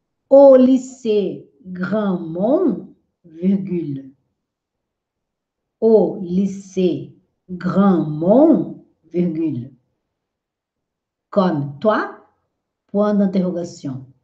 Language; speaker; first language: French; non-native, fluent; Portuguese